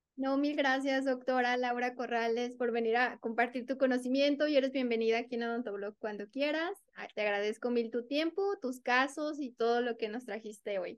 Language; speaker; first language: Spanish; native; Spanish